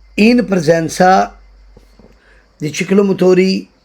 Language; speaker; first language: Italian; non-native, learner; Hindi